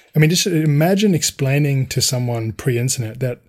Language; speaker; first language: English; native; English